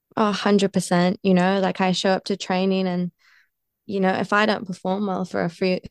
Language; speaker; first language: English; native; English